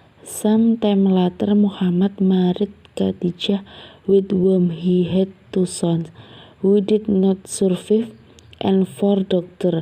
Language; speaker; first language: English; non-native, learner; Indonesian